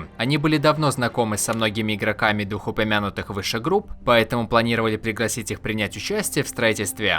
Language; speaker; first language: Russian; native; Russian